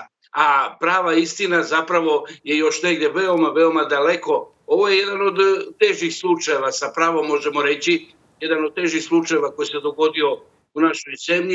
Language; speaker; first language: Serbian; native; Serbian